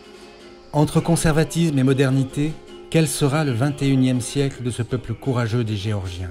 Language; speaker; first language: French; native; French